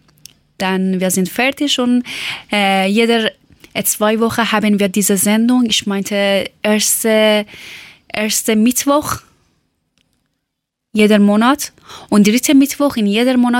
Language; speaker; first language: German; non-native, learner; Persian